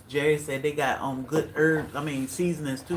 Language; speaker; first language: English; native; English